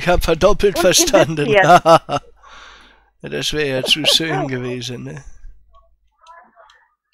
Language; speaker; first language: German; native; German